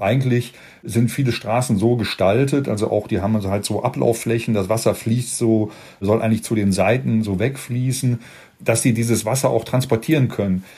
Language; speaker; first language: German; native; German